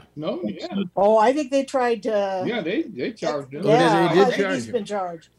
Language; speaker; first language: English; native; English